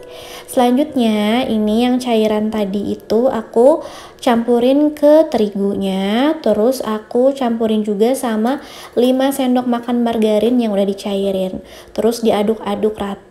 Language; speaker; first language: Indonesian; native; Indonesian